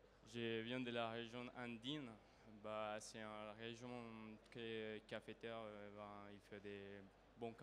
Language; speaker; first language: French; non-native, learner; Spanish